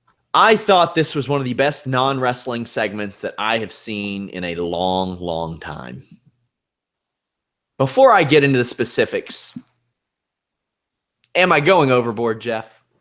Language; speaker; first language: English; native; English